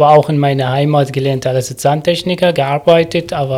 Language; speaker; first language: German; non-native, learner; Arabic